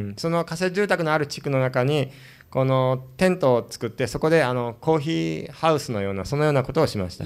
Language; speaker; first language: Japanese; early bilingual, heritage; Spanish